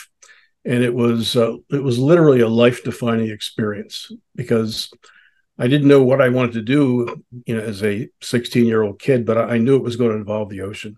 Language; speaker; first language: English; native; English